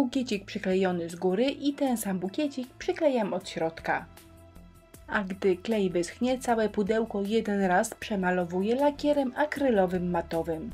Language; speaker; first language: Polish; native; Polish